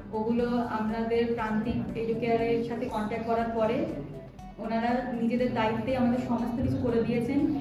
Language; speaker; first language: Bangla; native; Bangla